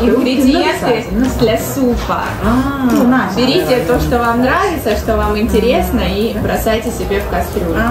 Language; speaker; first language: Russian; native; Russian